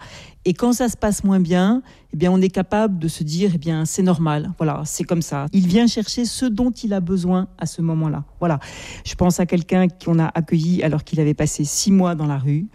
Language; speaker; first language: French; native; French